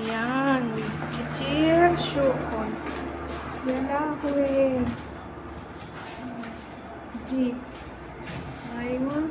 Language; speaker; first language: Arabic; non-native, learner; Filipino